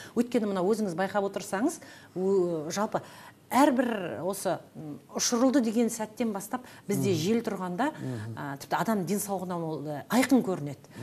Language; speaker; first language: Kazakh; native; Kazakh